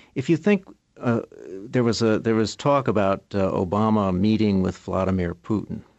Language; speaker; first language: English; native; English